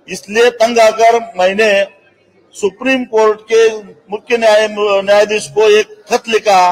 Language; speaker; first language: Hindi; non-native, local second language; Marathi